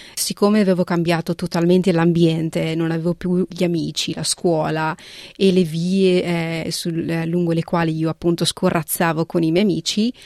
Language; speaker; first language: Italian; early bilingual, other home language; Punjabi